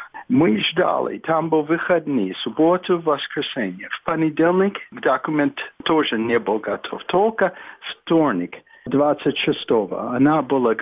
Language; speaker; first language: Russian; non-native, fluent; English